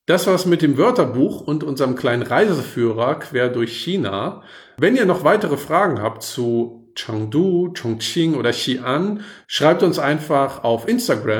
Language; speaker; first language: German; native; German